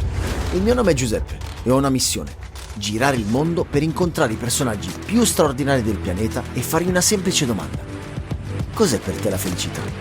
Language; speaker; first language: Italian; native; Italian